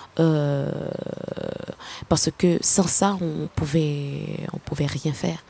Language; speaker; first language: French; non-native, local second language; Haitian Creole